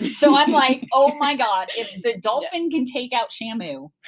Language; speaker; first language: English; native; English